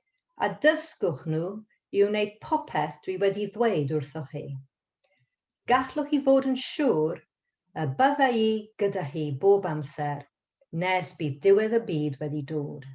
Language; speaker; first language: Welsh; non-native, learner; English